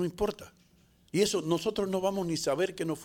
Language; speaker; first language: Spanish; native; Spanish